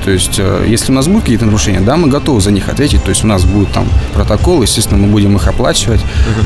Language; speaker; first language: Russian; native; Russian